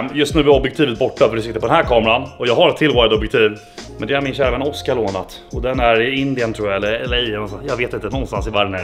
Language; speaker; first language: Swedish; native; Swedish